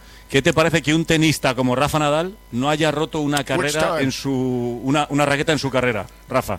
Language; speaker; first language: Spanish; native; Spanish